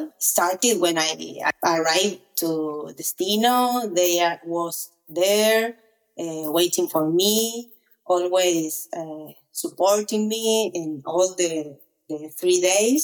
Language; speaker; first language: English; non-native, learner; Spanish